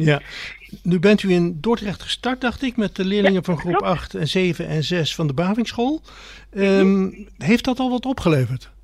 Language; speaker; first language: Dutch; native; Dutch